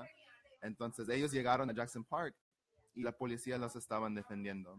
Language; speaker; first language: Spanish; early bilingual, heritage; Spanish